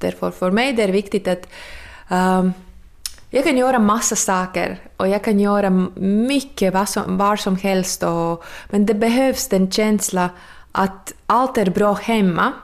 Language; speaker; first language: Swedish; non-native, fluent; Latvian